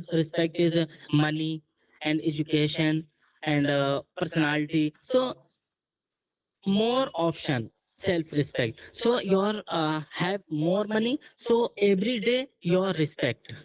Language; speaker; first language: English; non-native, learner; Hindi